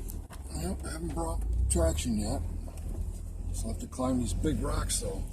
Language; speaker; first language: English; native; English